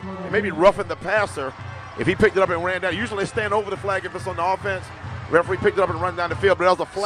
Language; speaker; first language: English; native; English